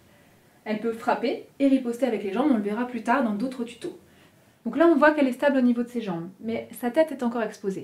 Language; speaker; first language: French; native; French